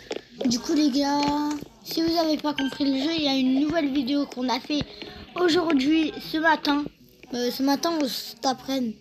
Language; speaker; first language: French; early bilingual, other home language; Portuguese